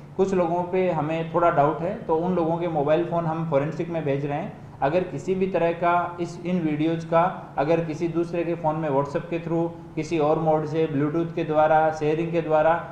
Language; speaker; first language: Hindi; non-native, local second language; Gujarati